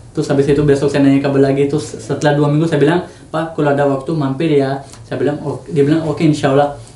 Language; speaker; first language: Indonesian; non-native, fluent; Punjabi